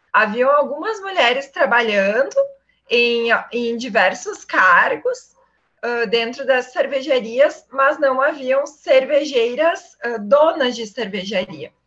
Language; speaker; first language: Portuguese; native; Portuguese